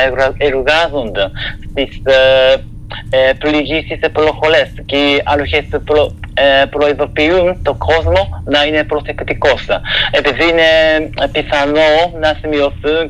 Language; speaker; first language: Greek; non-native, fluent; Japanese